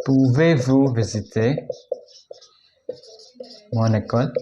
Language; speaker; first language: French; non-native, fluent; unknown